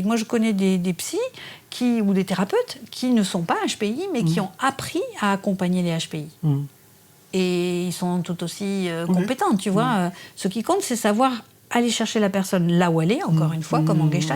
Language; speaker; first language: French; native; French